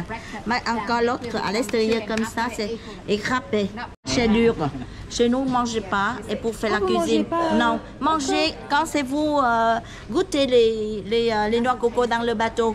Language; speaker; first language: French; non-native, learner; Vietnamese